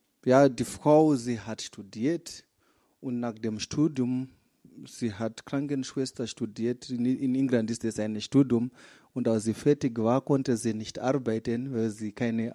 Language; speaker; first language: German; non-native, fluent; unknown